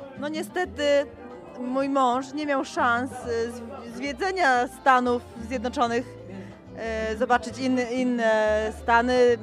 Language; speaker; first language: Polish; native; Polish